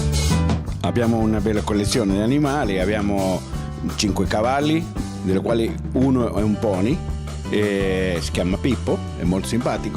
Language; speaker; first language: Italian; non-native, fluent; Spanish